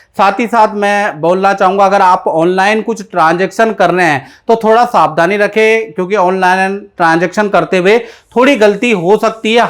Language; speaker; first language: Hindi; native; Hindi